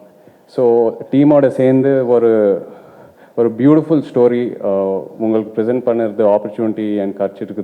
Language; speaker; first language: Tamil; non-native, local second language; Telugu